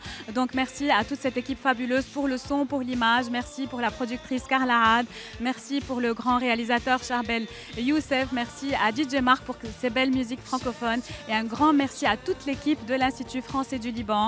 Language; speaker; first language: French; native; French